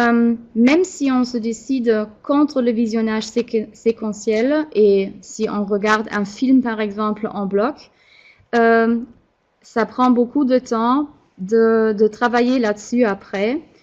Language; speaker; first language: French; non-native, fluent; German